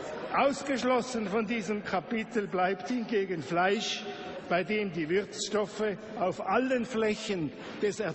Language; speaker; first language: German; native; German